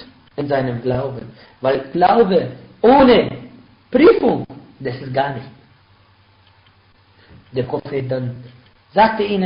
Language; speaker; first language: German; non-native, fluent; Arabic